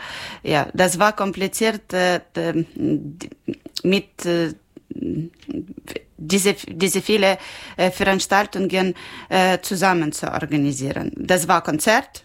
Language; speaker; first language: German; non-native, learner; Ukrainian